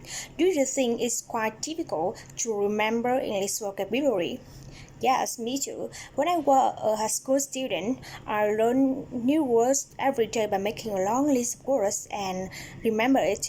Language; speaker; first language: English; non-native, learner; Vietnamese